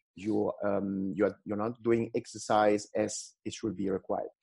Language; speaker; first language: English; non-native, fluent; Italian